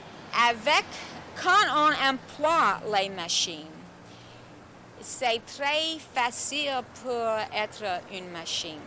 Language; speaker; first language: French; non-native, learner; English